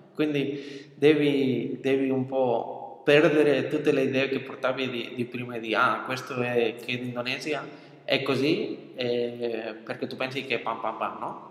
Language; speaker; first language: Italian; non-native, fluent; Spanish